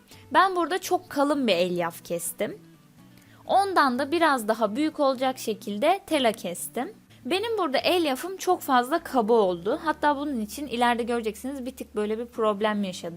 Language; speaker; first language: Turkish; native; Turkish